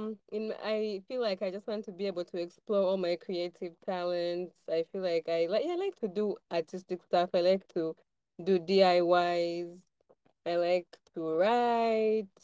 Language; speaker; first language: English; non-native, local second language; Ganda